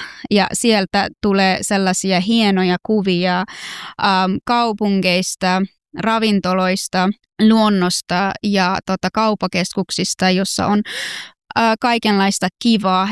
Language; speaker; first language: Finnish; non-native, fluent; Persian